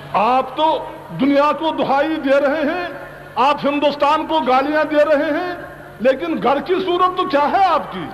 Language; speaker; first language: Urdu; non-native, local second language; Kashmiri